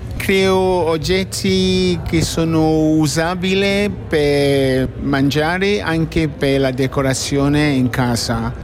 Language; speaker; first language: Italian; non-native, fluent; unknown